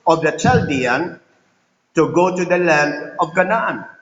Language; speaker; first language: English; non-native, local second language; Filipino